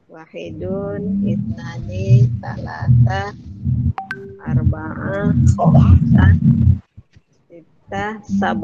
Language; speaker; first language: Arabic; non-native, fluent; Indonesian